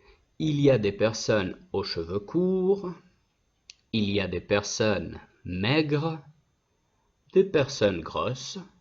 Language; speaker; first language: French; non-native, fluent; Spanish